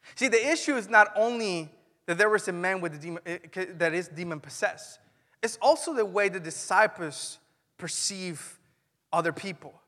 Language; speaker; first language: English; non-native, fluent; Spanish